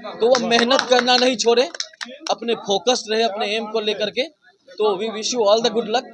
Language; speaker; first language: Hindi; native; Hindi